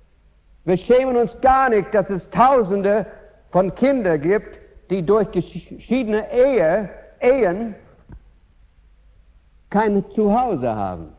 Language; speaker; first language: German; non-native, fluent; English